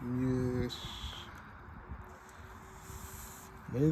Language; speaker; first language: Icelandic; non-native, learner; English